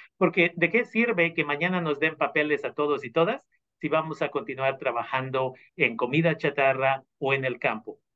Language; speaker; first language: Spanish; native; Spanish